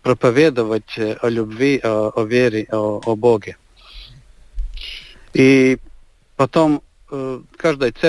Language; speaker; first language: Russian; non-native, local second language; Latvian